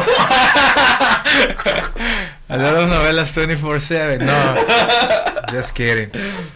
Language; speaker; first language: English; non-native, fluent; Spanish